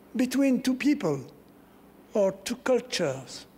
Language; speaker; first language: English; non-native, fluent; French